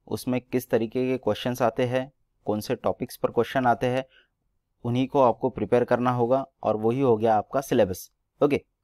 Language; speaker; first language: Hindi; non-native, local second language; Marathi